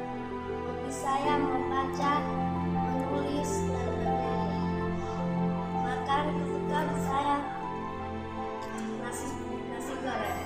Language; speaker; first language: Indonesian; non-native, local second language; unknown